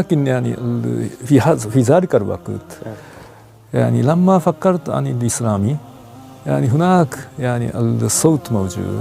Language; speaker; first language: Arabic; non-native, learner; Japanese